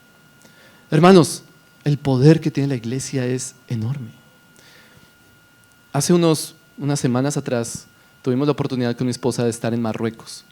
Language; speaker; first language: Spanish; native; Spanish